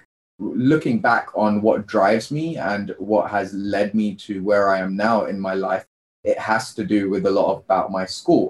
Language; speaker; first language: English; native; English